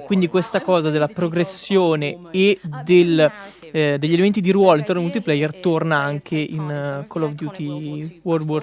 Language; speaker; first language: Italian; native; Italian